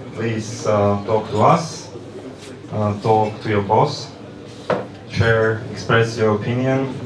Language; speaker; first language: English; non-native, fluent; Slovak